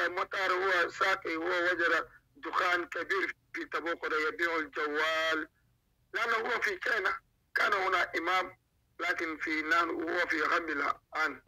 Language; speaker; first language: Arabic; non-native, learner; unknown